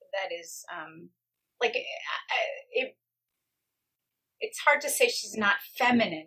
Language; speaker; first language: English; native; English